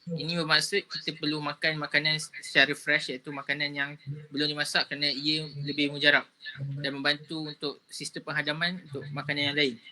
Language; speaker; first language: Malay; native; Malay